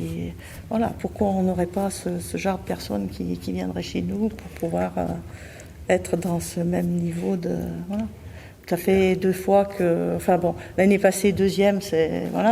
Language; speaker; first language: French; native; French